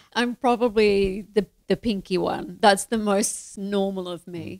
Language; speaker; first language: English; native; English